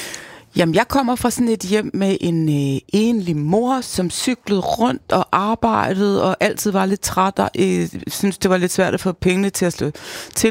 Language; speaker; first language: Danish; native; Danish